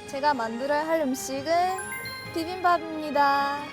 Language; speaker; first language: Korean; non-native, fluent; Italian